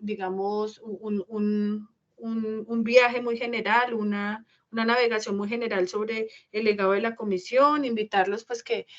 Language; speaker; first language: Spanish; native; Spanish